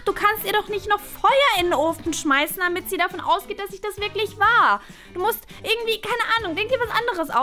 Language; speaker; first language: German; native; German